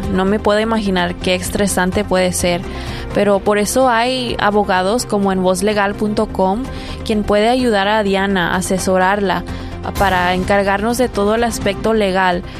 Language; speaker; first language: Spanish; early bilingual, heritage; Spanish